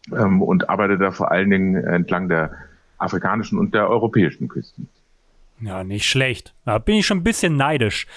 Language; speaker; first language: German; native; German